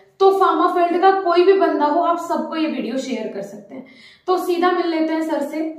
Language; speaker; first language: Hindi; native; Hindi